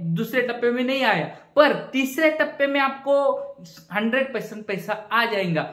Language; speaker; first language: Hindi; non-native, local second language; Marathi